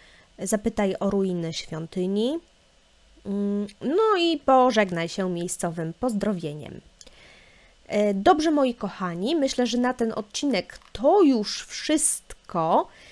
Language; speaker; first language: Polish; native; Polish